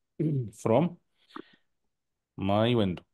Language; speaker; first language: English; non-native, learner; Arabic